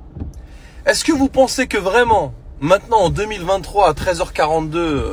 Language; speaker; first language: French; native; French